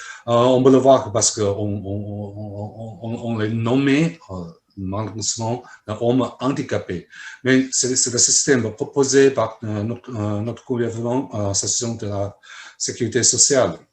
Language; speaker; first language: French; non-native, fluent; Chinese